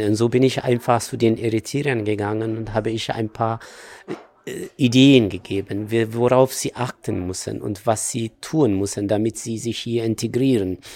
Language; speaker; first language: German; non-native, fluent; Amharic